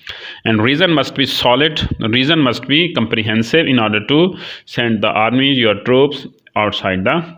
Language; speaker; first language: English; non-native, local second language; Urdu